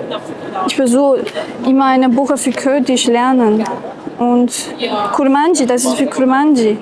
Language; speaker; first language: German; non-native, learner; Chinese